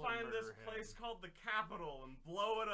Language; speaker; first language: English; native; English